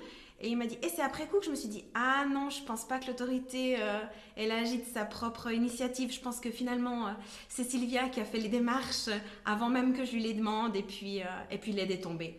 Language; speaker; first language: French; native; French